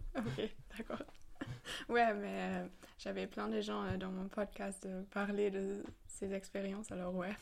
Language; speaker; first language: French; non-native, fluent; German